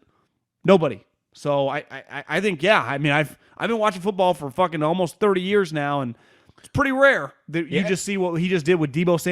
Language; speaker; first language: English; native; English